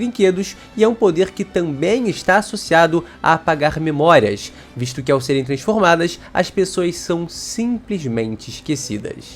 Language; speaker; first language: Portuguese; native; Portuguese